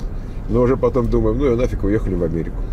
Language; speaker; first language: Russian; native; Russian